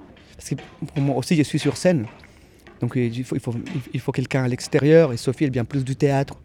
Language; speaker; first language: French; native; French